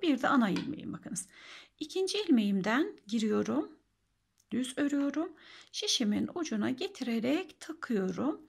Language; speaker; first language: Turkish; native; Turkish